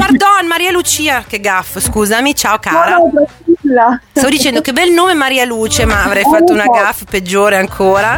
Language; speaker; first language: Italian; native; Italian